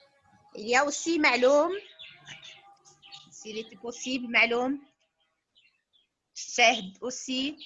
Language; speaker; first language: French; non-native, local second language; Arabic